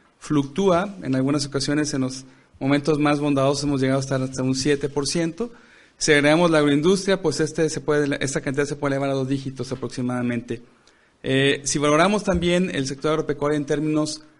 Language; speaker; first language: Spanish; native; Spanish